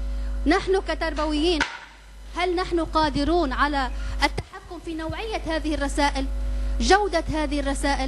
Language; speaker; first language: Arabic; native; Arabic